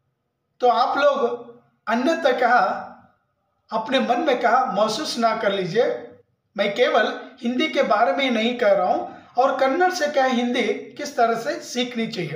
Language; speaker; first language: Hindi; non-native, local second language; Kannada